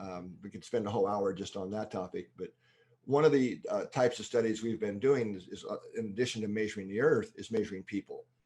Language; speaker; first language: English; native; English